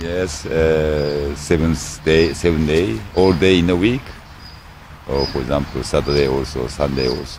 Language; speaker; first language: English; non-native, learner; Japanese